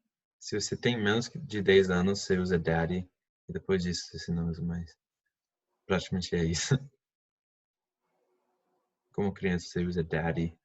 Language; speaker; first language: Portuguese; non-native, fluent; English